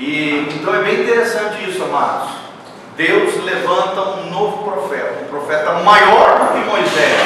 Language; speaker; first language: Portuguese; native; Portuguese